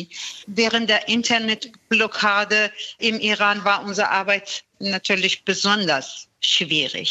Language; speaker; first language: German; non-native, fluent; Persian